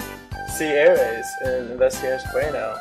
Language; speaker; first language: Spanish; non-native, learner; English